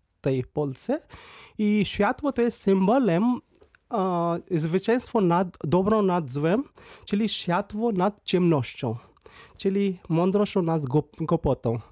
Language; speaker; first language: Polish; non-native, fluent; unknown